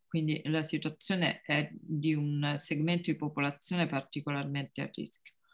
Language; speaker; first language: Italian; native; Italian